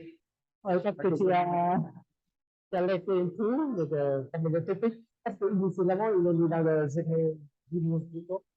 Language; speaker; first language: French; non-native, fluent; Vietnamese